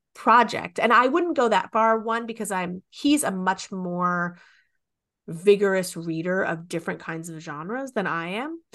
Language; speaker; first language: English; native; English